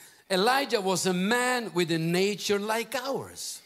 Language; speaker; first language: English; non-native, fluent; Norwegian